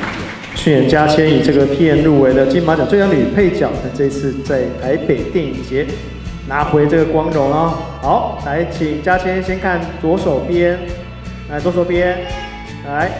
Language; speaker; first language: Chinese; native; Chinese